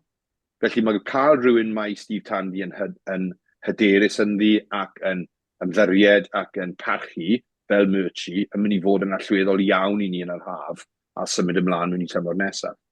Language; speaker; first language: Welsh; native; Welsh